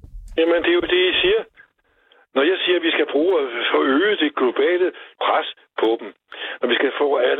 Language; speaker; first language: Danish; native; Danish